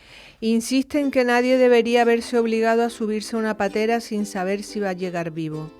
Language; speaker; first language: Spanish; native; Spanish